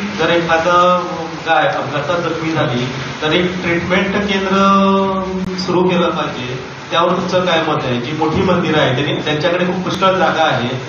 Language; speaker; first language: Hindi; non-native, local second language; Konkani